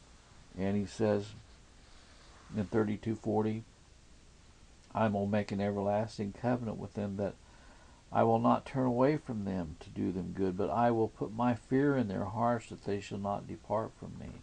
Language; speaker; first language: English; native; English